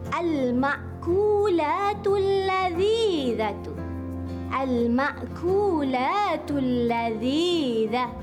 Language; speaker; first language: Arabic; non-native, fluent; Malay